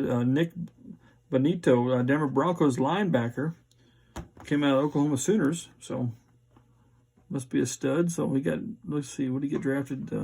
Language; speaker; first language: English; native; English